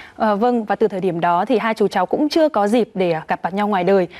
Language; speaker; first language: Vietnamese; native; Vietnamese